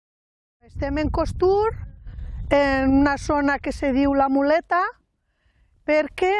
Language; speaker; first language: Catalan; native; Catalan